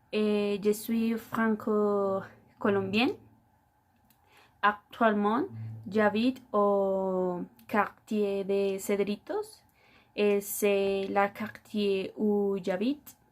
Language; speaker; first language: French; non-native, fluent; Spanish